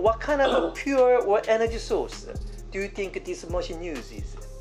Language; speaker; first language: English; non-native, fluent; Korean